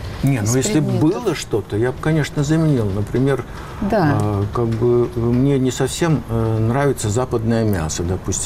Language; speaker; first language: Russian; native; Russian